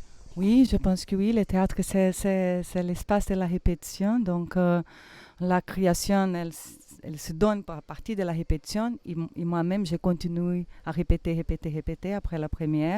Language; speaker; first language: French; non-native, fluent; Portuguese